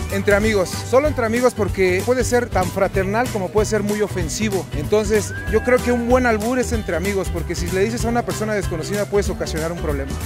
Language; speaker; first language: Spanish; native; Spanish